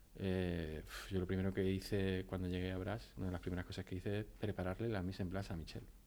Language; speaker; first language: Spanish; native; Spanish